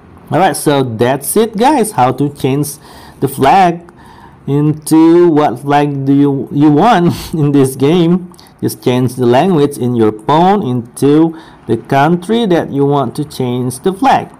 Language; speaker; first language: English; non-native, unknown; Indonesian